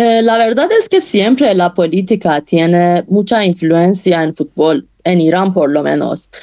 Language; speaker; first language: Spanish; non-native, fluent; Persian